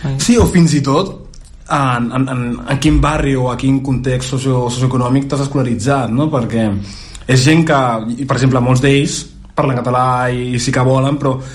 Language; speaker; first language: Catalan; early bilingual, other home language; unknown